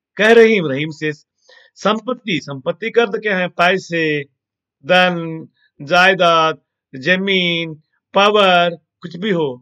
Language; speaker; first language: Hindi; non-native, local second language; Telugu